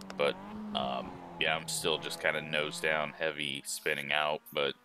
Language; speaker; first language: English; native; English